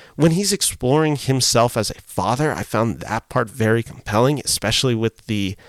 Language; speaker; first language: English; early bilingual, other home language; Spanish